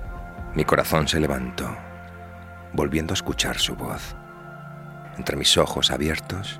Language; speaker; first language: Spanish; native; Spanish